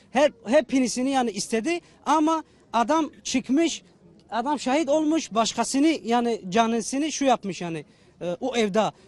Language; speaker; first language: Turkish; non-native, learner; Tajik